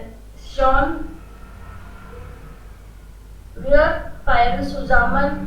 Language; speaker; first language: German; non-native, learner; Hindi